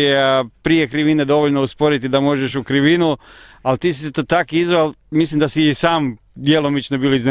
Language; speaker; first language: Croatian; native; Croatian